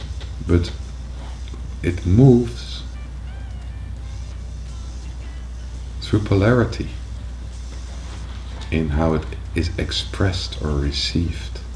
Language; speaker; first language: English; non-native, fluent; Dutch